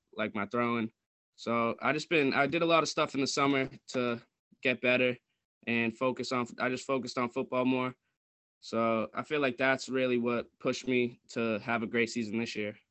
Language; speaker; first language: English; native; English